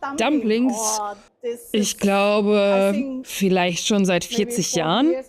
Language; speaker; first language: German; non-native, fluent; Chinese